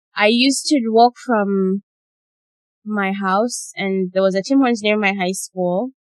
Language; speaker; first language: English; non-native, local second language; Ganda